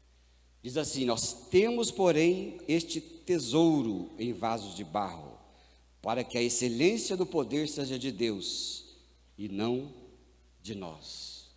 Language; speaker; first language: Portuguese; native; Portuguese